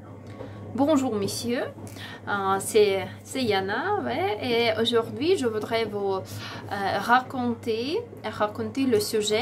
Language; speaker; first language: French; non-native, learner; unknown